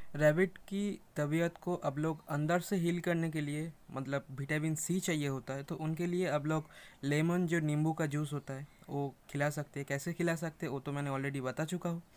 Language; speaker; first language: Hindi; native; Hindi